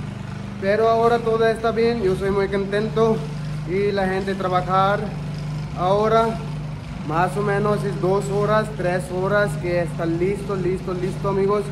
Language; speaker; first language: Spanish; non-native, learner; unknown